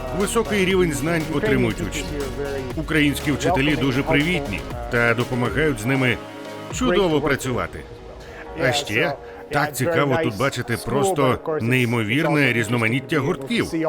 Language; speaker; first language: Ukrainian; non-native, fluent; English